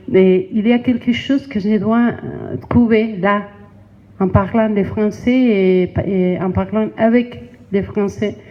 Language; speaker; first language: French; non-native, learner; Spanish